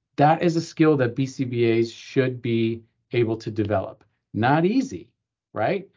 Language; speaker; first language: English; native; English